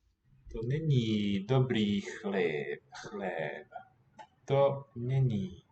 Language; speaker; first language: Czech; non-native, learner; English